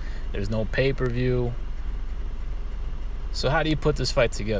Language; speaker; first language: English; native; English